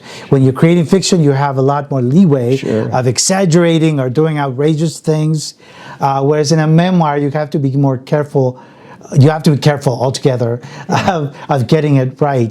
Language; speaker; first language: English; early bilingual, other home language; Spanish